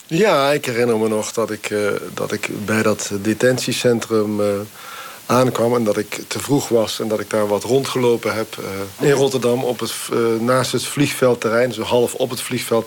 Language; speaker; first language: Dutch; native; Dutch